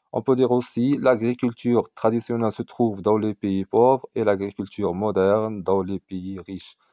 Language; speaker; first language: French; non-native, local second language; Arabic